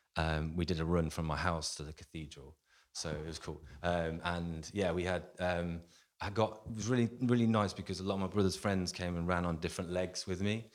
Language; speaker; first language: English; native; English